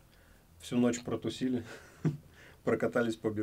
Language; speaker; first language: Russian; native; Russian